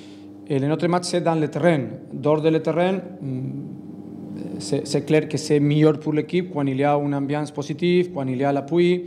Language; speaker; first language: French; non-native, learner; Spanish